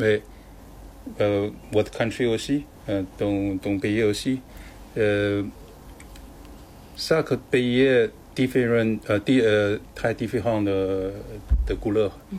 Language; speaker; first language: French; non-native, learner; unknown